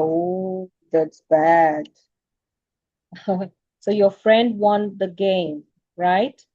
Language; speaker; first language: English; non-native, fluent; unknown